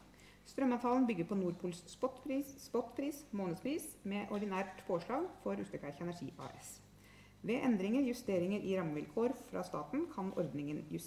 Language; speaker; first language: Norwegian; native; Norwegian